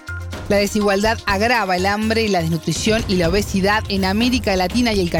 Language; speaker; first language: Spanish; native; Spanish